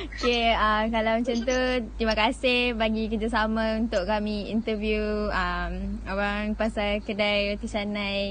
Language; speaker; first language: Malay; native; Malay